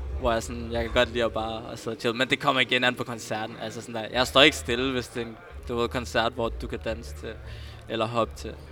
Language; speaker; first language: Danish; early bilingual, other home language; Spanish